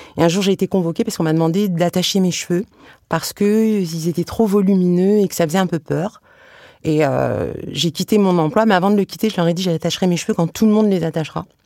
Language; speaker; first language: French; early bilingual, other home language; Arabic